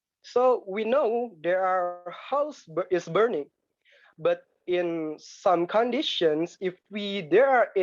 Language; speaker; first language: English; non-native, learner; Indonesian